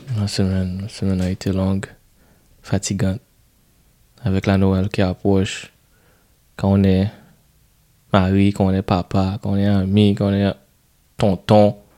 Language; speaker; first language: French; non-native, local second language; Haitian Creole